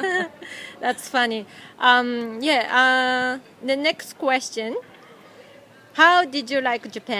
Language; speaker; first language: English; non-native, fluent; Japanese